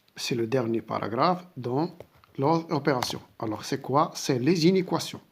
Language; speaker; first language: French; non-native, local second language; Arabic